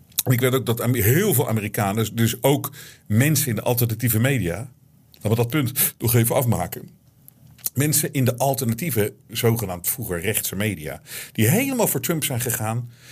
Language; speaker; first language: Dutch; native; Dutch